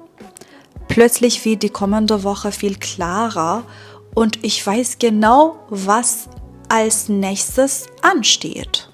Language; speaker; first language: German; non-native, fluent; Persian